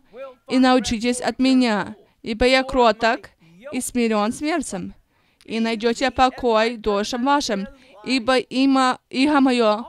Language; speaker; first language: Russian; non-native, fluent; English